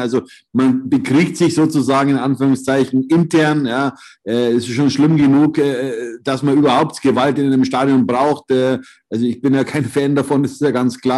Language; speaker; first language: German; native; German